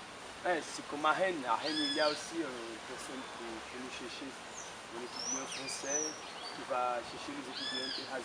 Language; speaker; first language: French; non-native, fluent; Portuguese